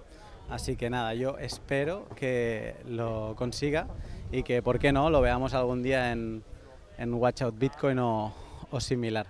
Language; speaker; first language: Spanish; native; Spanish